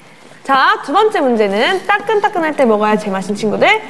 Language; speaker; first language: Korean; native; Korean